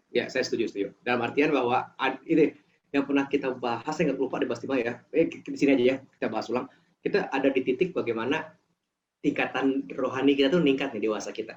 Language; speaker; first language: Indonesian; native; Indonesian